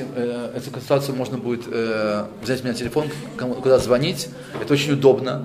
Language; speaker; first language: Russian; native; Russian